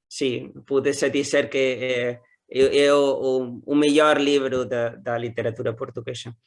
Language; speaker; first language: Portuguese; non-native, learner; Spanish